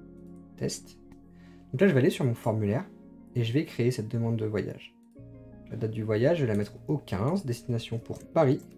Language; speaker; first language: French; native; French